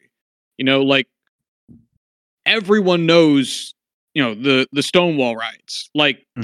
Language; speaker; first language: English; native; English